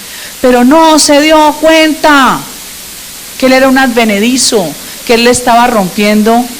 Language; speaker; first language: Spanish; native; Spanish